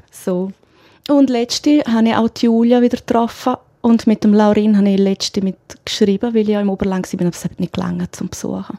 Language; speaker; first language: German; non-native, local second language; Romansh